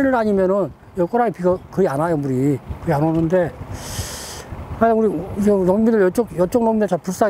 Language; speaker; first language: Korean; native; Korean